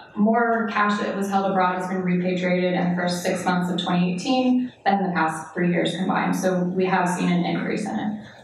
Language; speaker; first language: English; native; English